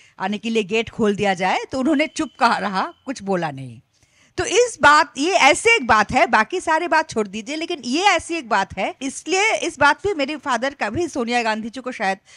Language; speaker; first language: Hindi; non-native, local second language; Bangla